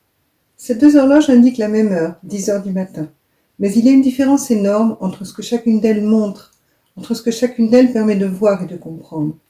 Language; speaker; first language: French; native; French